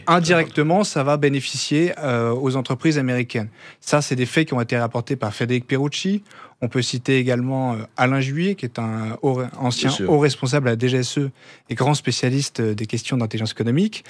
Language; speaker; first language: French; native; French